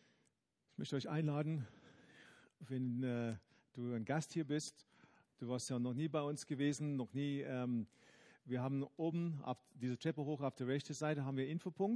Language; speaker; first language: German; non-native, fluent; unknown